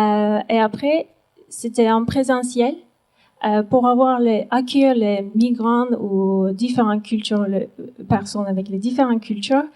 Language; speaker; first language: French; non-native, learner; Turkish